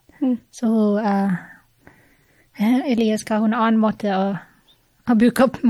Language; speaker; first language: Norwegian; non-native, fluent; English